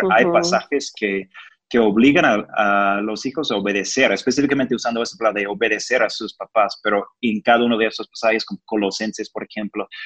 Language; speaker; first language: Spanish; non-native, fluent; English